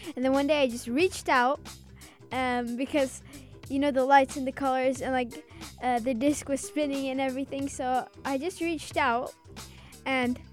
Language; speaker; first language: English; early bilingual, other home language; Azerbaijani